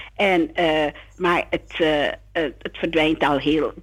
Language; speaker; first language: Dutch; non-native, local second language; Sranan Tongo